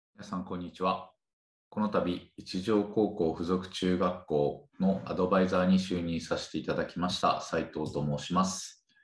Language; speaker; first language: Japanese; native; Japanese